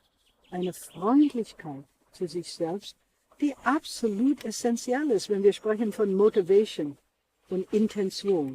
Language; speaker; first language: German; non-native, fluent; English